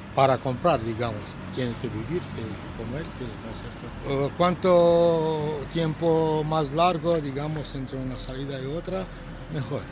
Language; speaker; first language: Spanish; non-native, learner; Romanian